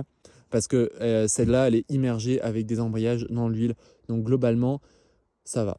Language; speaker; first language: French; native; French